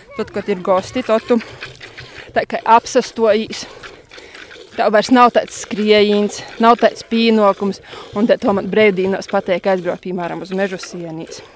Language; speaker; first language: Latvian; native; Latvian